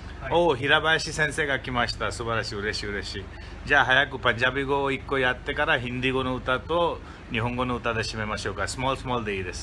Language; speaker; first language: Japanese; non-native, fluent; Hindi